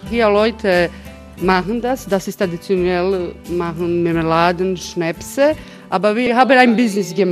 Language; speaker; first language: German; non-native, learner; Croatian